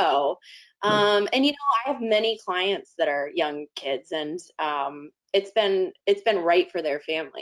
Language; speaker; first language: English; native; English